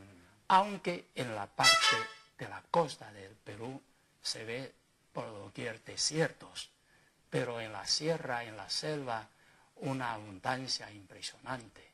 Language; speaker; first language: Spanish; non-native, fluent; Chinese